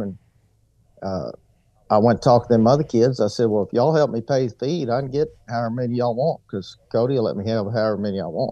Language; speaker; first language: English; native; English